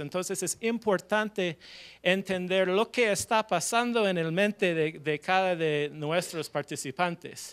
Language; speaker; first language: Spanish; non-native, fluent; English